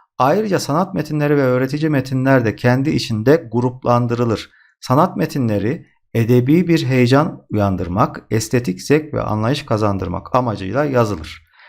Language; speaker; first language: Turkish; native; Turkish